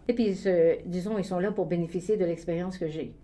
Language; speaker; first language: French; native; French